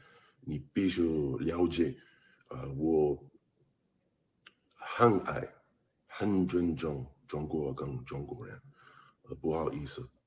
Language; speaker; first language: Chinese; non-native, learner; English